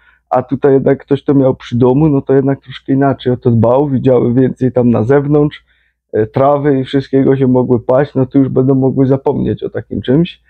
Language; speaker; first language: Polish; native; Polish